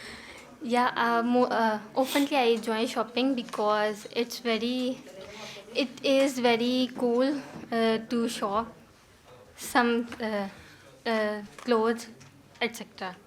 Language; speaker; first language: English; non-native, learner; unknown